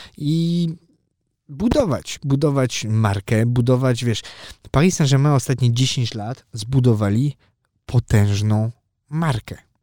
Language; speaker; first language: Polish; early bilingual, heritage; Polish